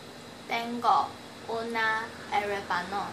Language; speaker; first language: Spanish; non-native, learner; Chinese